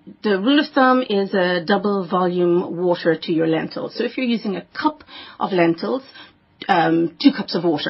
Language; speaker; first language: English; native; English